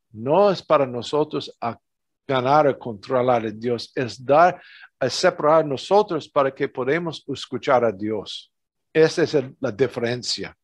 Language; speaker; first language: Spanish; non-native, fluent; English